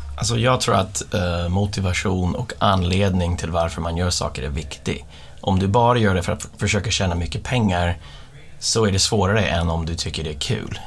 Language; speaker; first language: Swedish; non-native, fluent; English